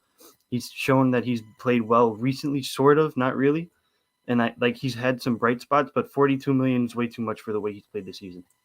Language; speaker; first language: English; native; English